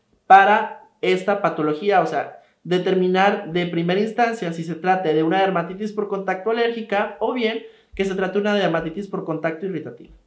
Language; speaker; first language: Spanish; native; Spanish